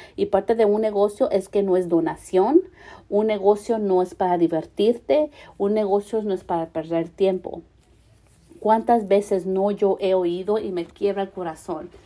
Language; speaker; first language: Spanish; early bilingual, heritage; Spanish